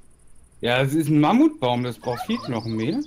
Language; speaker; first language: German; native; German